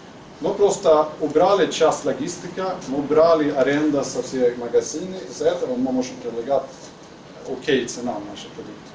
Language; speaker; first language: Russian; non-native, learner; Swedish